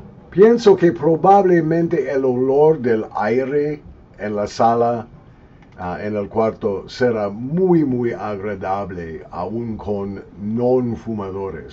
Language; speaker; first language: Spanish; non-native, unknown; English